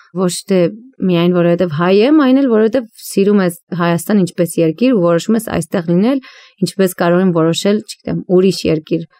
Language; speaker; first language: Armenian; early bilingual, heritage; Armenian